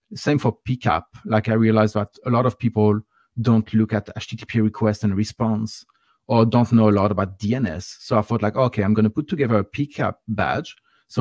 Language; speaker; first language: English; non-native, fluent; French